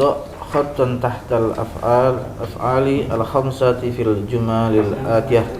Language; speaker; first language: Arabic; non-native, learner; Indonesian